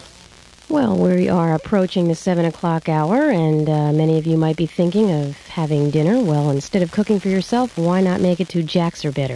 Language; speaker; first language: English; native; English